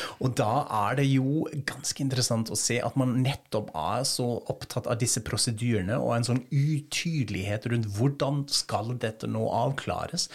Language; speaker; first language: Norwegian; non-native, fluent; German